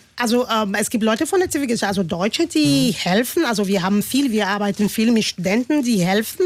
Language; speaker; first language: German; non-native, fluent; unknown